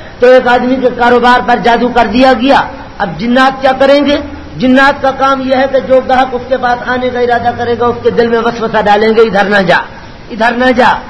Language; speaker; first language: Urdu; non-native, local second language; Punjabi